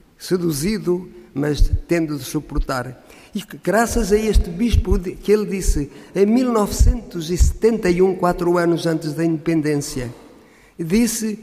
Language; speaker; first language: Portuguese; native; Portuguese